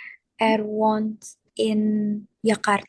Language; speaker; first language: German; non-native, learner; Indonesian